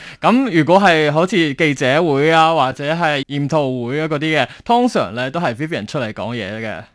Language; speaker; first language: Cantonese; non-native, fluent; Chinese